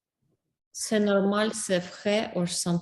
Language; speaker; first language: French; non-native, learner; English